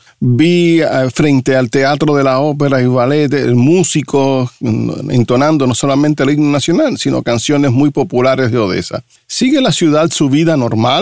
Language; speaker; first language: Spanish; non-native, fluent; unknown